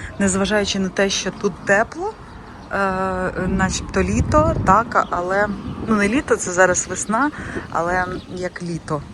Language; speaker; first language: Ukrainian; native; Ukrainian